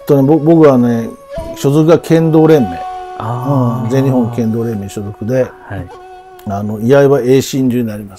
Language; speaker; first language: Japanese; native; Japanese